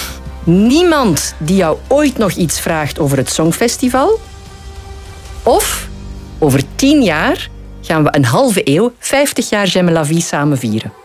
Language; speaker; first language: Dutch; native; Dutch